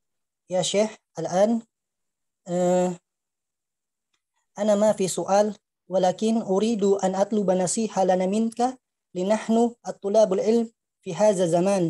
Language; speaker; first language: Arabic; non-native, learner; Indonesian